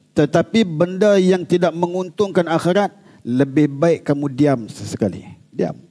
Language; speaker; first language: Malay; native; Malay